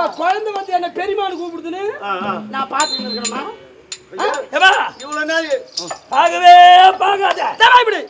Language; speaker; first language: Tamil; native; Tamil